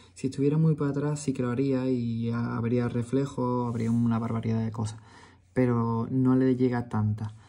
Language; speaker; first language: Spanish; native; Spanish